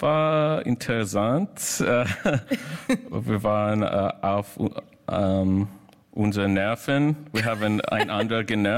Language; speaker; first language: German; non-native, learner; English